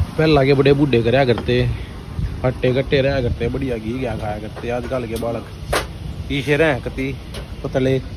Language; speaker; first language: Hindi; native; Hindi